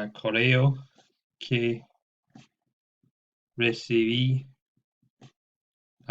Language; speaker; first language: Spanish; non-native, fluent; English